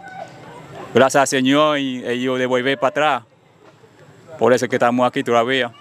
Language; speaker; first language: Spanish; non-native, fluent; Haitian Creole